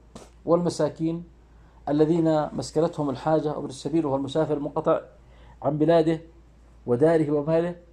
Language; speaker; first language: Arabic; native; Arabic